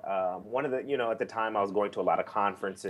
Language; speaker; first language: English; native; English